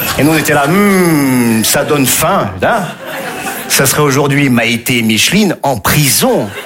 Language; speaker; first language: French; native; French